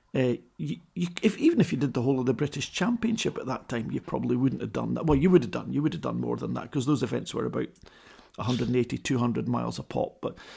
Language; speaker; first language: English; native; English